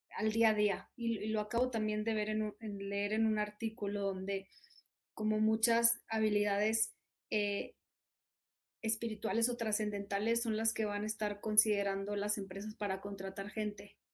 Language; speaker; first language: Spanish; native; Spanish